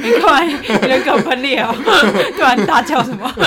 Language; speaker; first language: Chinese; native; Chinese